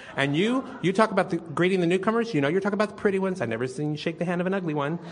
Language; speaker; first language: English; native; English